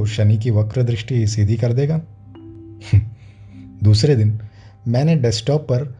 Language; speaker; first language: Hindi; non-native, local second language; Gujarati